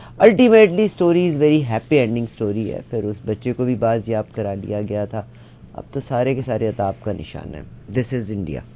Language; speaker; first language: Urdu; native; Urdu